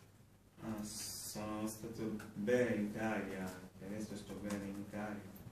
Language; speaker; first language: Italian; non-native, fluent; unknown